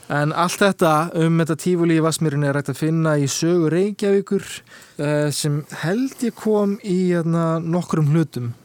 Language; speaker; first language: Icelandic; early bilingual, heritage; Icelandic